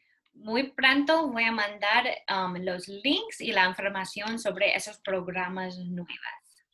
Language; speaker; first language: Spanish; non-native, learner; English